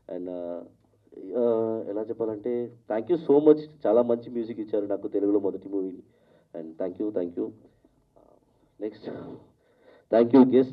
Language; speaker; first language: Telugu; non-native, learner; Tamil